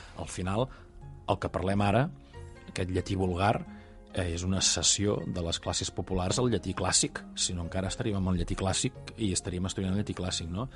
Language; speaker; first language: Catalan; native; Catalan